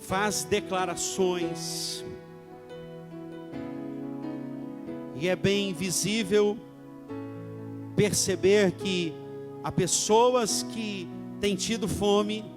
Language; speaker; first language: Portuguese; native; Portuguese